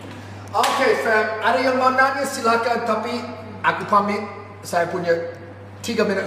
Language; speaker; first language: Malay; non-native, fluent; English